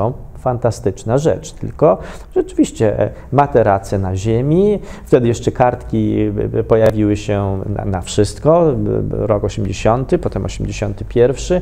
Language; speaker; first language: Polish; native; Polish